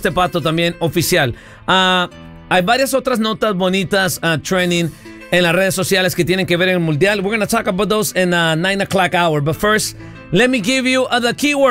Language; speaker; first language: Spanish; early bilingual, heritage; Spanish